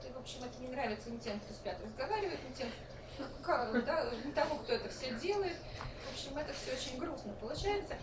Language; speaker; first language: Russian; native; Russian